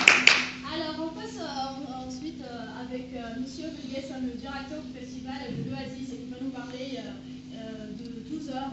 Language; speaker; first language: French; non-native, local second language; Arabic